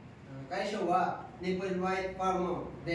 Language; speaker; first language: Japanese; non-native, learner; Filipino